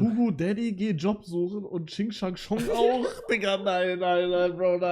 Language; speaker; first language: German; native; German